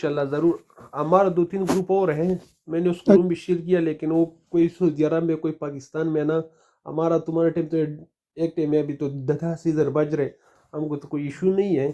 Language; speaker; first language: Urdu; non-native, local second language; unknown